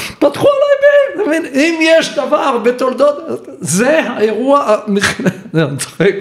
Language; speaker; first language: Hebrew; native; Hebrew